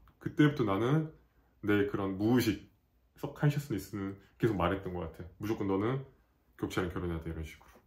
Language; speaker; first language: Korean; native; Korean